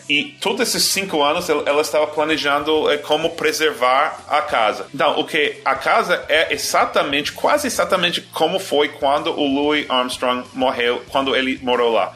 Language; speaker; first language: Portuguese; non-native, fluent; English